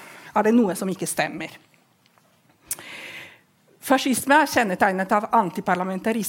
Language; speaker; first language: Norwegian; non-native, fluent; Italian